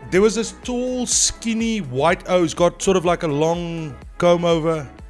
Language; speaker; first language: English; non-native, local second language; Afrikaans